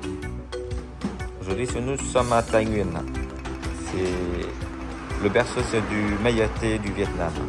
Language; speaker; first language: French; non-native, fluent; Vietnamese